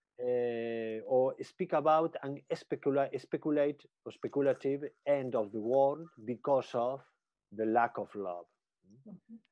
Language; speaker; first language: English; non-native, learner; Spanish